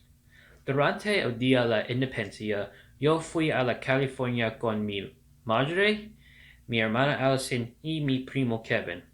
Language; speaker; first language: Spanish; non-native, learner; English